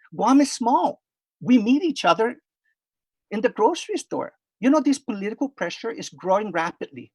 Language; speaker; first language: English; non-native, fluent; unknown